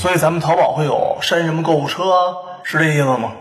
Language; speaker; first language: Chinese; native; Chinese